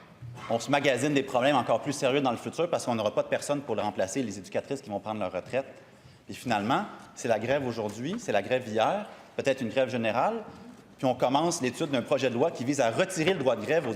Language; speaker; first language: French; native; French